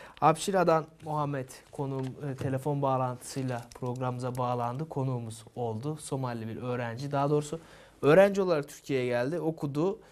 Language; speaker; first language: Turkish; native; Turkish